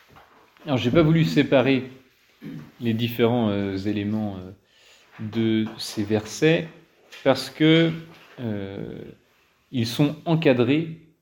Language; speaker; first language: French; native; French